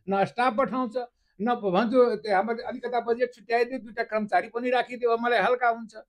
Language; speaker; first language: Nepali; non-native, local second language; Maithili